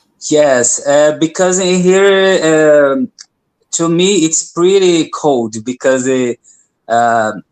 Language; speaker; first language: English; non-native, learner; Portuguese